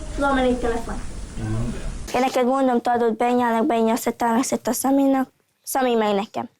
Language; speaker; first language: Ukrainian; non-native, local second language; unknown